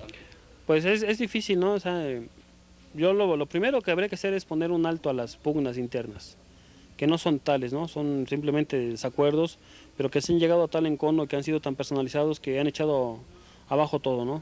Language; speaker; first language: Spanish; native; Spanish